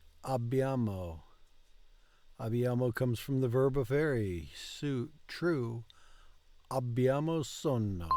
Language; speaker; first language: Italian; non-native, learner; English